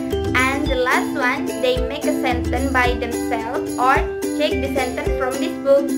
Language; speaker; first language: English; non-native, learner; Indonesian